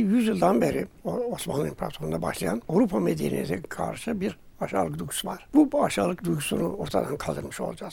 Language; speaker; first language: Turkish; native; Turkish